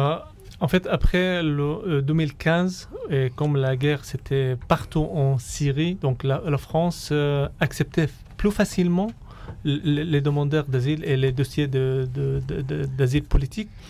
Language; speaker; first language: French; non-native, fluent; Arabic